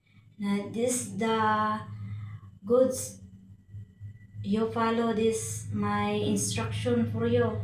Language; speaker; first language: English; non-native, local second language; Filipino